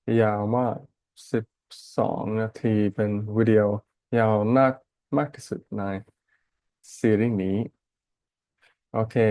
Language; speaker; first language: Thai; non-native, learner; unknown